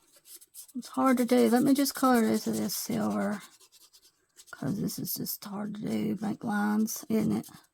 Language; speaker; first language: English; native; English